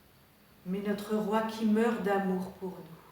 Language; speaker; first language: French; native; French